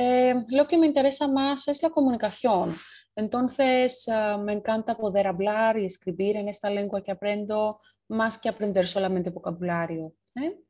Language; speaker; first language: Spanish; non-native, fluent; Greek